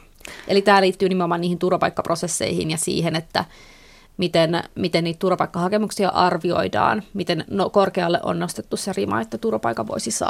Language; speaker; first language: Finnish; native; Finnish